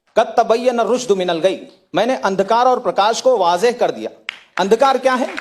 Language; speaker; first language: Hindi; native; Hindi